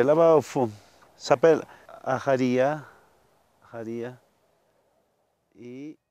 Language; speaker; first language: French; non-native, fluent; Spanish